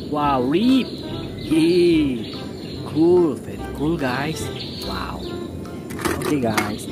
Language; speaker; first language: English; non-native, learner; Indonesian